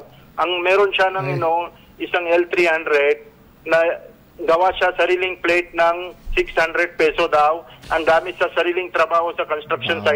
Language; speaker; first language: Filipino; non-native, learner; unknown